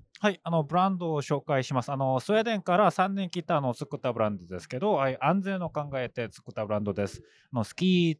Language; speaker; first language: Japanese; non-native, learner; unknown